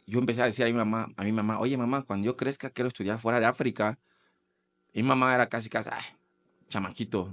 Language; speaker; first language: Spanish; non-native, fluent; Portuguese